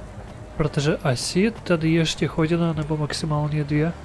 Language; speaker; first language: Czech; non-native, learner; Ukrainian